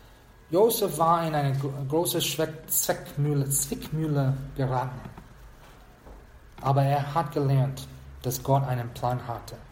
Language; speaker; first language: German; non-native, fluent; English